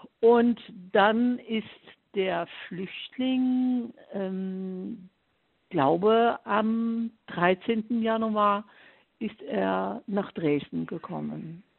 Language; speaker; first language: German; non-native, fluent; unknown